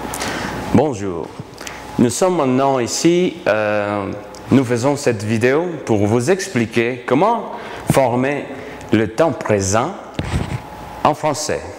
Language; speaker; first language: French; non-native, fluent; Spanish